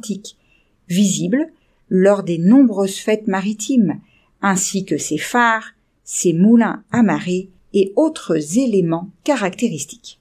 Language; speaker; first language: French; native; French